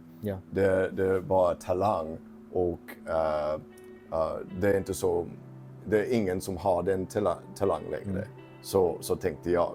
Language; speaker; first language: Swedish; non-native, fluent; English